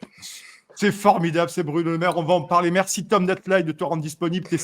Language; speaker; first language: French; native; French